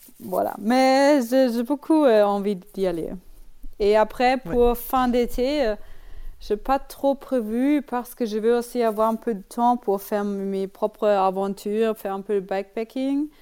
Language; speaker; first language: French; non-native, learner; German